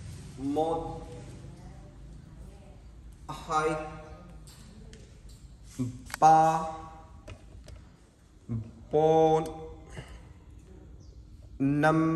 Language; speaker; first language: Vietnamese; non-native, learner; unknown